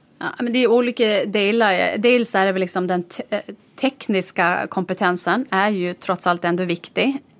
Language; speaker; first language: Swedish; native; Swedish